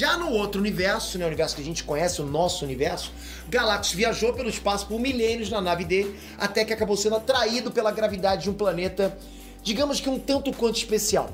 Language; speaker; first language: Portuguese; native; Portuguese